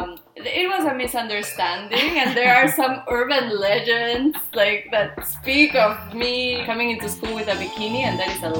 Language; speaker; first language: English; non-native, fluent; Spanish